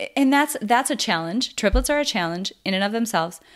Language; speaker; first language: English; native; English